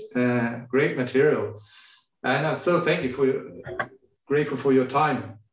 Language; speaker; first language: English; non-native, fluent; Swedish